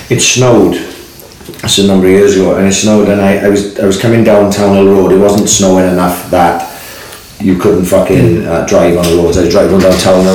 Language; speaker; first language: English; native; English